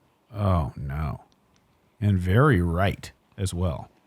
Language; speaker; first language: English; native; English